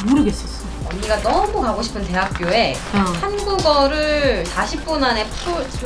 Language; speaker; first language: Korean; native; Korean